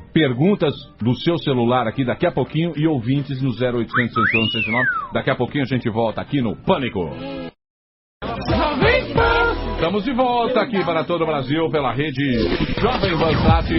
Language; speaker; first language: Portuguese; native; Portuguese